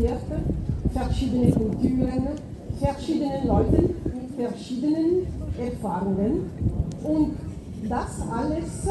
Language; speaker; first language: German; non-native, fluent; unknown